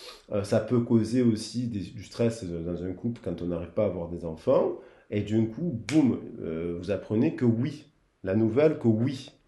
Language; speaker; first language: French; native; French